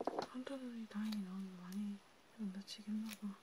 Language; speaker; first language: Korean; native; Korean